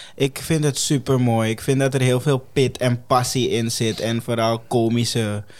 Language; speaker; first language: Dutch; non-native, fluent; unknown